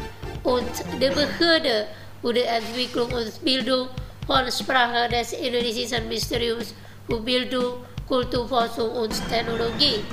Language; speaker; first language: German; non-native, fluent; Indonesian